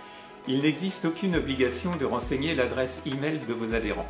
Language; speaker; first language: French; native; French